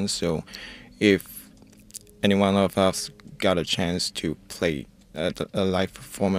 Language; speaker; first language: English; non-native, learner; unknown